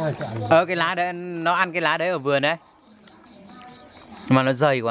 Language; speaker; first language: Vietnamese; native; Vietnamese